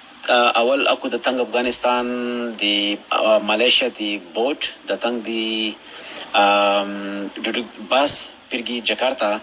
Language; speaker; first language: Indonesian; non-native, learner; Pashto